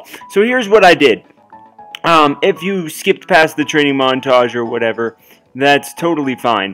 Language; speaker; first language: English; native; English